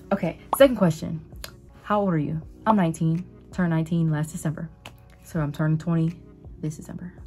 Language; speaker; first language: English; native; English